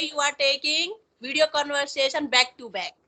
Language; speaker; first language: English; non-native, local second language; Hindi